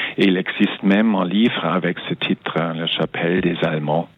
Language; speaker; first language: French; non-native, fluent; German